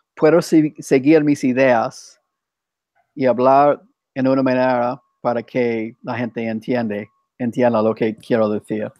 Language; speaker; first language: Spanish; non-native, fluent; English